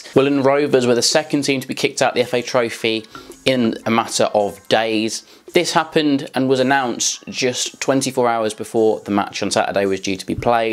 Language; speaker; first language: English; native; English